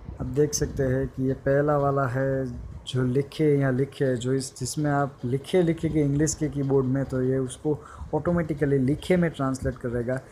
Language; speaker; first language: Hindi; non-native, local second language; Gujarati